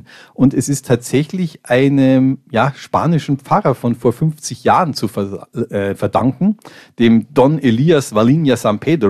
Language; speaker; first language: German; native; German